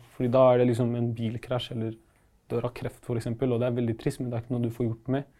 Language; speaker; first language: Norwegian; early bilingual, other home language; Arabic